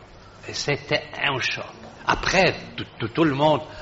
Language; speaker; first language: French; non-native, fluent; Polish